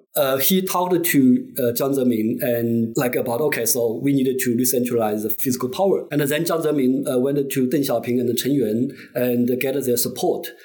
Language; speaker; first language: English; non-native, fluent; Chinese